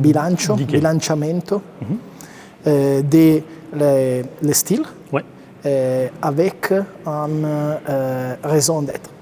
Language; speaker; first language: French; non-native, learner; Italian